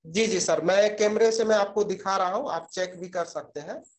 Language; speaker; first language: Hindi; native; Hindi